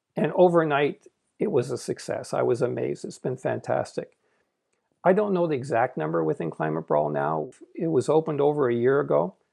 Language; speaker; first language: English; native; English